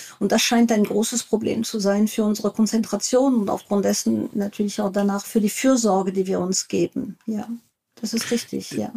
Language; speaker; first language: German; non-native, fluent; French